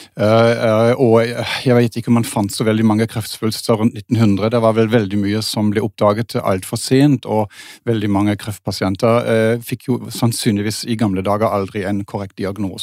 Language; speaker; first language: Norwegian; non-native, fluent; German